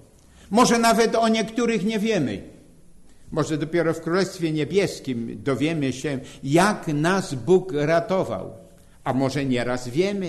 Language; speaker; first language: Polish; native; Polish